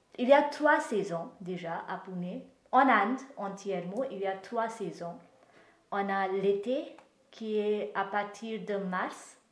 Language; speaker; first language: French; non-native, fluent; Marathi